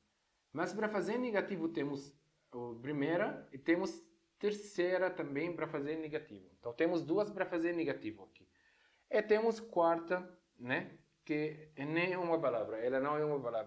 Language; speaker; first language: Portuguese; non-native, fluent; Arabic